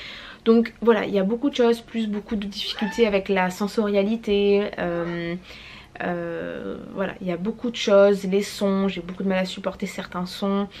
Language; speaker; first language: French; native; French